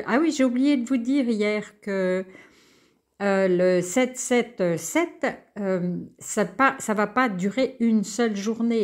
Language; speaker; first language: French; native; French